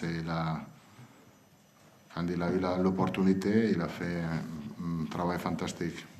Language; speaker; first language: French; non-native, fluent; Italian